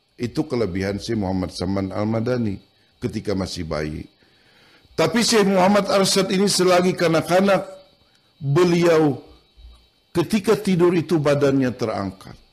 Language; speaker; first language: Indonesian; non-native, local second language; Banjar